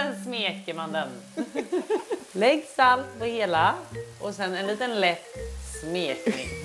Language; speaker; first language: Swedish; native; Swedish